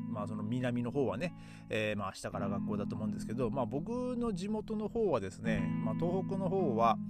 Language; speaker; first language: Japanese; native; Japanese